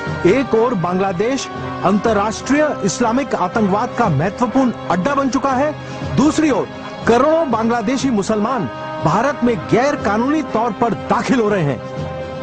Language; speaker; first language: Hindi; native; Hindi